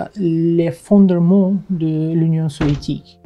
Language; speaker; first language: French; non-native, fluent; Russian